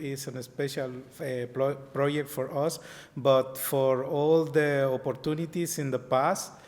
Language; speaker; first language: English; non-native, learner; Spanish